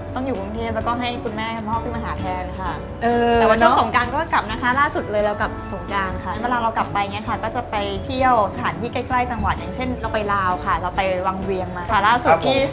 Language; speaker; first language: Thai; native; Thai